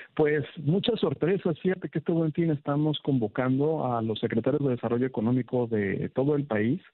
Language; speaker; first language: Spanish; native; Spanish